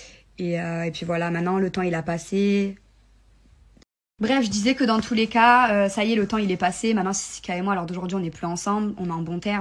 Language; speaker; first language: French; native; French